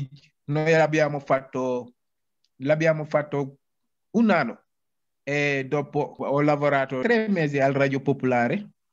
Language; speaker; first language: Italian; non-native, learner; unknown